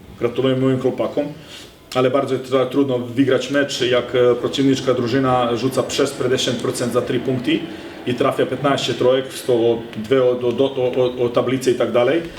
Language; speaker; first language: Polish; non-native, learner; Serbian